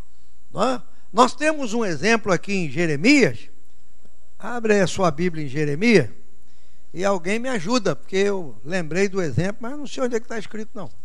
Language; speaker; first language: Portuguese; native; Portuguese